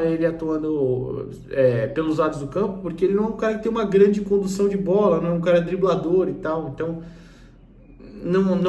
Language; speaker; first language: Portuguese; native; Portuguese